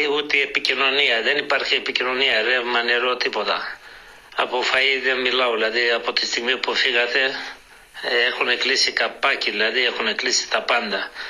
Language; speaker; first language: Greek; early bilingual, heritage; Greek